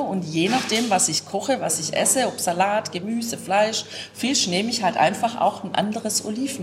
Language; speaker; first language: German; native; German